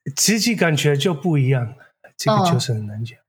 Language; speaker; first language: Chinese; non-native, fluent; Dutch